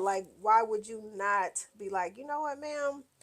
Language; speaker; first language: English; native; English